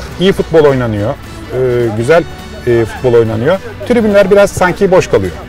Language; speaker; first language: Turkish; native; Turkish